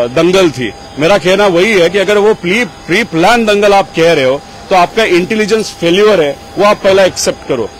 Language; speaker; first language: Hindi; non-native, local second language; Marathi